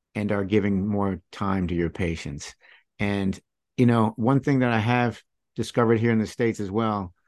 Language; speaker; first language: English; native; English